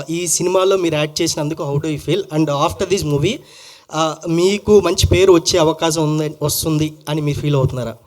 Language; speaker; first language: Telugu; native; Telugu